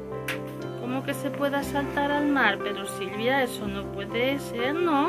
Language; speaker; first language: Spanish; native; Spanish